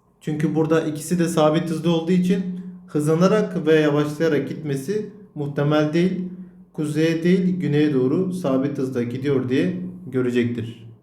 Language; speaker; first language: Turkish; native; Turkish